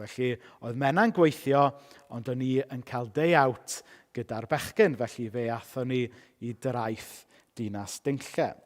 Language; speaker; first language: Welsh; native; Welsh